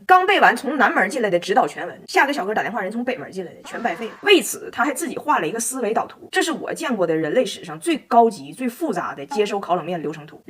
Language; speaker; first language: Chinese; native; Chinese